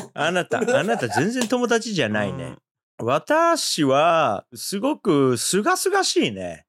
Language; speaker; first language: Japanese; native; Japanese